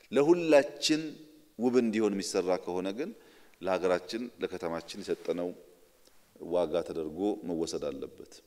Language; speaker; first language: Amharic; non-native, local second language; Oromo